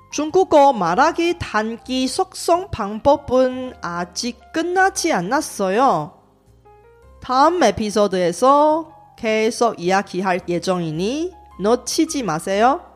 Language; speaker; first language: Korean; non-native, fluent; Chinese